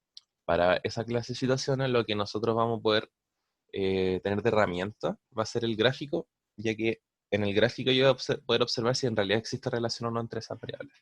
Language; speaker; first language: Spanish; native; Spanish